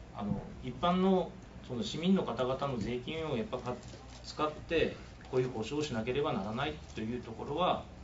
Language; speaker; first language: Japanese; native; Japanese